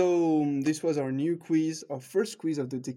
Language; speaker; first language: English; non-native, fluent; French